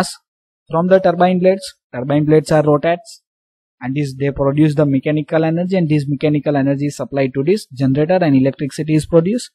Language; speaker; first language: English; non-native, local second language; Gujarati